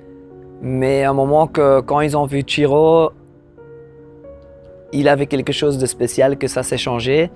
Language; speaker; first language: French; non-native, local second language; Dutch